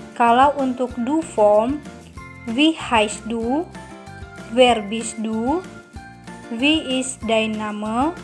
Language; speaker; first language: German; non-native, learner; Indonesian